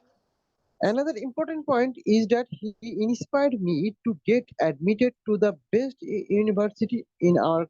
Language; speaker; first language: English; non-native, learner; Bangla